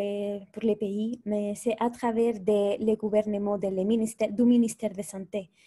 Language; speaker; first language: French; non-native, fluent; Spanish